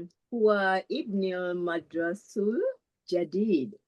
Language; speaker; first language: Arabic; non-native, learner; Malay